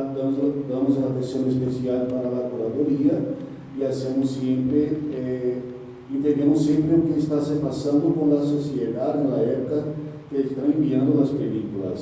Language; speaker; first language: Spanish; non-native, learner; Portuguese